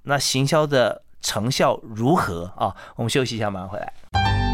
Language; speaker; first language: Chinese; native; Chinese